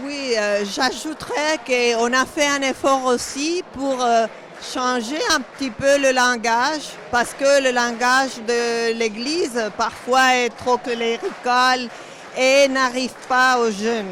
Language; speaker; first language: French; non-native, fluent; Spanish